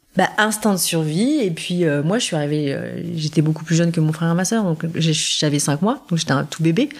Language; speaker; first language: French; native; French